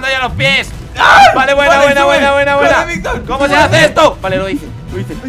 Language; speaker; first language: Spanish; native; Spanish